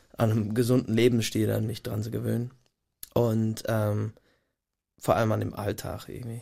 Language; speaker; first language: German; non-native, fluent; English